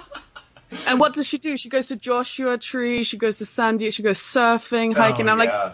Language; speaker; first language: English; non-native, fluent; Swedish